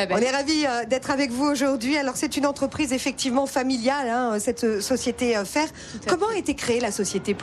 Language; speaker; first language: French; native; French